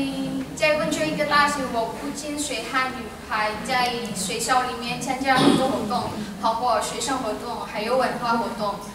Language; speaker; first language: Chinese; non-native, fluent; Indonesian